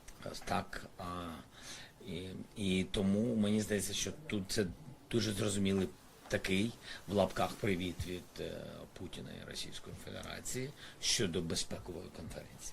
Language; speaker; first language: Ukrainian; non-native, local second language; Russian